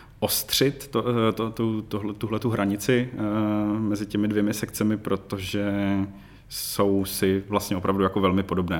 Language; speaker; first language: Czech; native; Czech